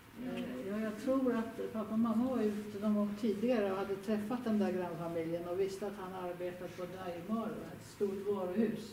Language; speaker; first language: Swedish; native; Swedish